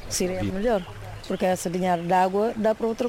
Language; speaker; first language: Portuguese; non-native, local second language; Kabuverdianu